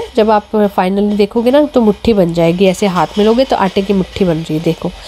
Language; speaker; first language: Hindi; native; Hindi